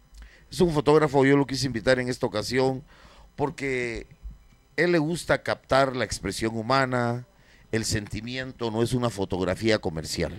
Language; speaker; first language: Spanish; native; Spanish